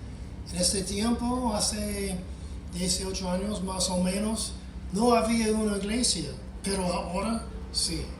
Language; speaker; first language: Spanish; non-native, fluent; English